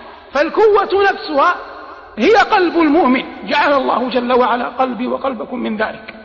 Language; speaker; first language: Arabic; native; Arabic